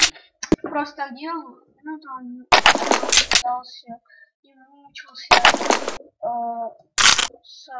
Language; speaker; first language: Russian; native; Russian